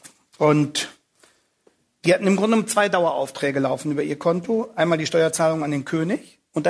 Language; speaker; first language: German; native; German